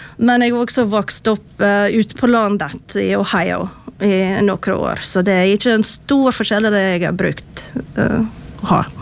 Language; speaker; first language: Norwegian; non-native, fluent; English